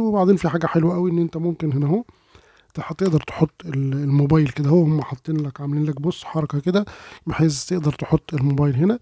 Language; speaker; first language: Arabic; native; Arabic